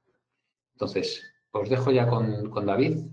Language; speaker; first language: Spanish; native; Spanish